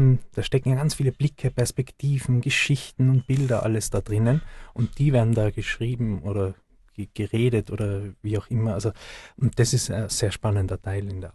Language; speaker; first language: German; native; German